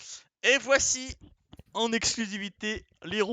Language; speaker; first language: French; native; French